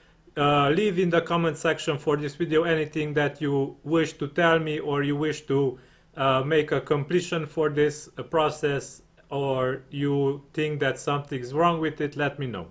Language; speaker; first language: English; non-native, fluent; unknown